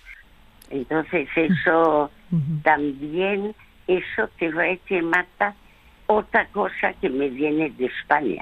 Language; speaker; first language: Spanish; early bilingual, other home language; French